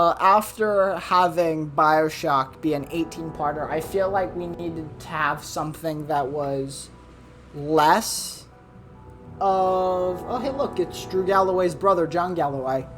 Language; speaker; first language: English; native; English